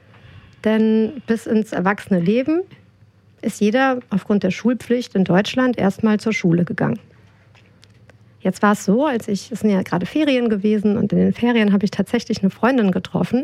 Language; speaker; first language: German; native; German